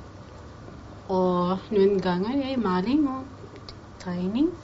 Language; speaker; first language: Norwegian; non-native, learner; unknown